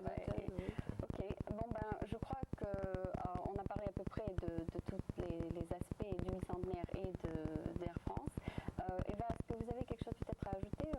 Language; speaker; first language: French; native; French